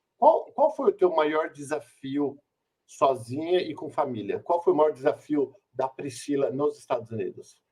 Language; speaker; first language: Portuguese; native; Portuguese